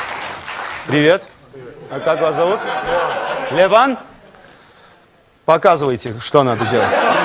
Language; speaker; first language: Russian; non-native, local second language; Armenian